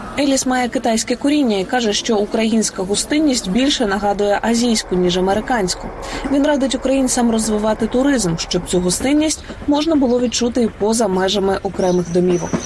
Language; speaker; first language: Ukrainian; native; Ukrainian